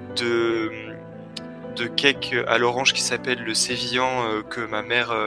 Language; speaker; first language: French; native; French